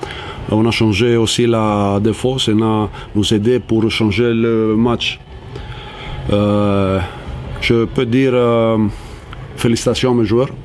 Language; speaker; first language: French; non-native, fluent; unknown